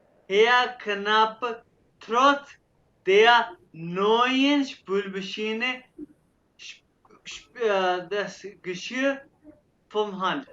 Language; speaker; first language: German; non-native, fluent; Urdu